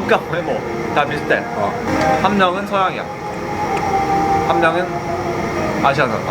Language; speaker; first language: Korean; early bilingual, heritage; Korean